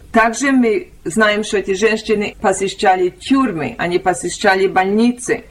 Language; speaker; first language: Russian; early bilingual, heritage; Russian